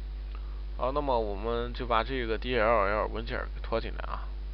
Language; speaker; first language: Chinese; native; Chinese